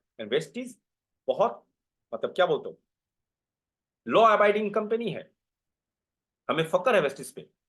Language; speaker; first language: Hindi; non-native, local second language; Bangla